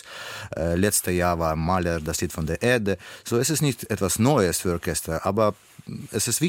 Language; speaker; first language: German; non-native, learner; Russian